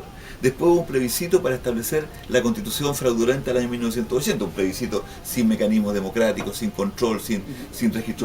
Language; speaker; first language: Spanish; native; Spanish